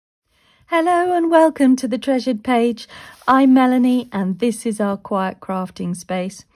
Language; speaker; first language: English; native; English